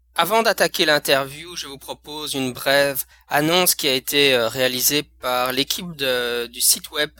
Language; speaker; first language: French; native; French